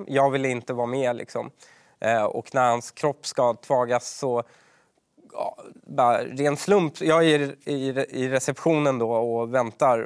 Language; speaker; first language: Swedish; early bilingual, other home language; Persian